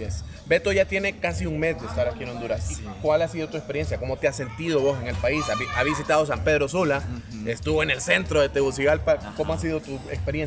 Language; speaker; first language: Spanish; native; Spanish